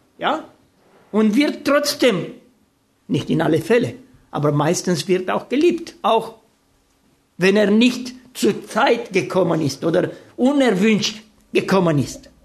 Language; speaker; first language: German; non-native, fluent; Romanian